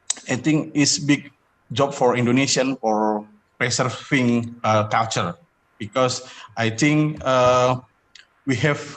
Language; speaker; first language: English; non-native, learner; Indonesian